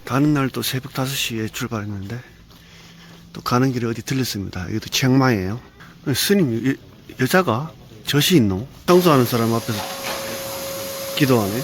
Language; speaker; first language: Korean; native; Korean